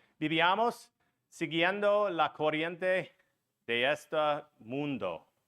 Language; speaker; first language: Spanish; non-native, learner; English